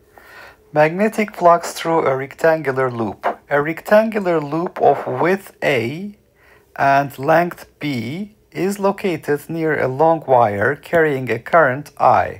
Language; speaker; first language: English; non-native, fluent; Turkish